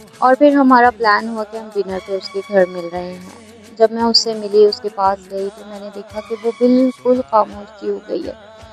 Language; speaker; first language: Urdu; native; Urdu